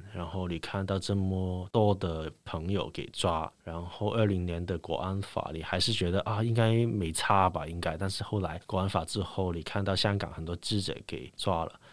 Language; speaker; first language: Chinese; non-native, local second language; Cantonese